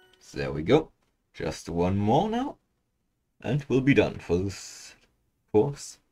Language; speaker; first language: English; non-native, fluent; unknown